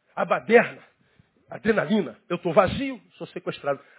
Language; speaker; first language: Portuguese; native; Portuguese